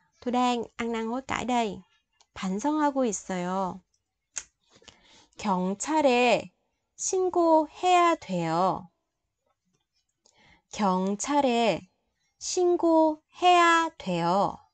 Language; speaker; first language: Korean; non-native, fluent; Vietnamese